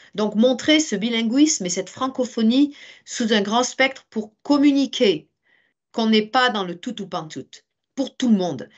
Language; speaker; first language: French; native; French